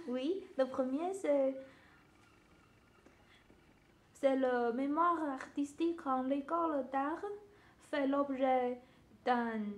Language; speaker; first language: French; non-native, learner; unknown